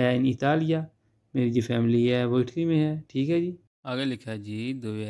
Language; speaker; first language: Urdu; non-native, local second language; Punjabi